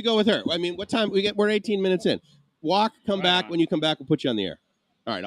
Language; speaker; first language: English; native; English